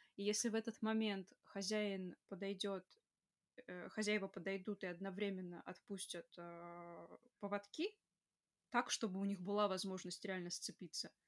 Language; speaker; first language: Russian; native; Russian